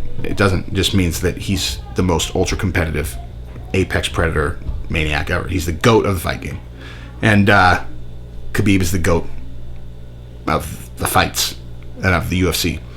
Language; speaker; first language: English; native; English